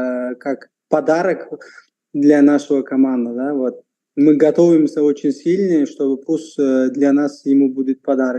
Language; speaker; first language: Russian; non-native, local second language; Uzbek